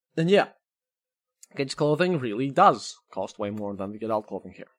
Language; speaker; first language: English; non-native, fluent; Russian